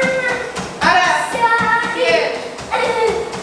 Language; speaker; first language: Spanish; non-native, fluent; Filipino